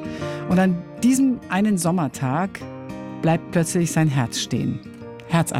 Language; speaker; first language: German; native; German